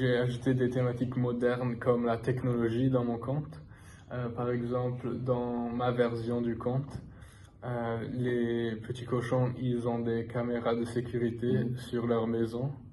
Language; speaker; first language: French; non-native, fluent; English